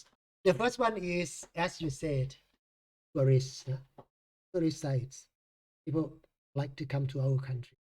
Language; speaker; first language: English; non-native, fluent; Thai